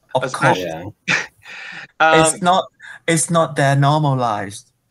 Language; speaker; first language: English; non-native, fluent; Thai